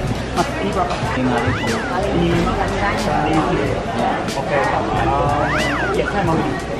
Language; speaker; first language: Indonesian; non-native, fluent; English